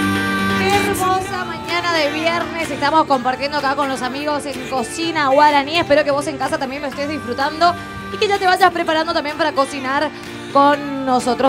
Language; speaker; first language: Spanish; native; Spanish